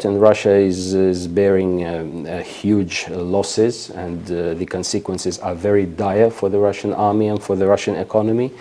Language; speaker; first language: English; non-native, fluent; Ukrainian